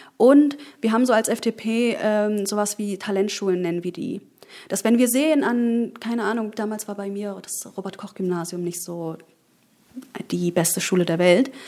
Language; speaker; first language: German; early bilingual, other home language; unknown